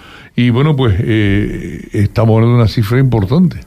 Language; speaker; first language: Spanish; native; Spanish